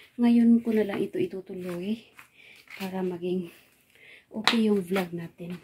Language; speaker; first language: Filipino; non-native, local second language; Cebuano